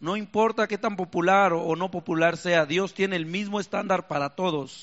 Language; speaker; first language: Spanish; native; Spanish